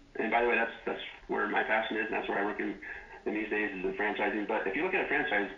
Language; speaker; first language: English; native; English